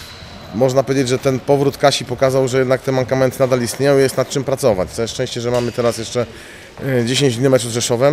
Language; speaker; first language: Polish; native; Polish